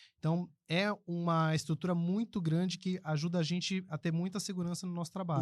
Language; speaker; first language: Portuguese; early bilingual, other home language; Spanish